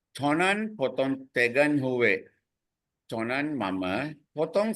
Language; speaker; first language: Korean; non-native, fluent; Sinhala